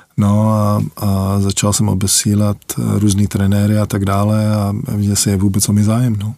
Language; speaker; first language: Czech; early bilingual, heritage; Czech